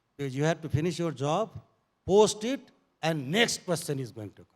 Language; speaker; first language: English; non-native, local second language; Nepali